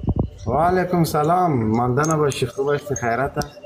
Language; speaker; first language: Persian; non-native, local second language; Pashto